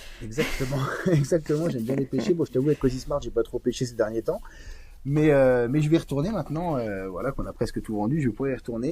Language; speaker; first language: French; native; French